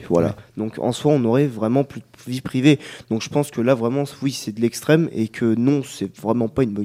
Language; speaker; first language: French; native; French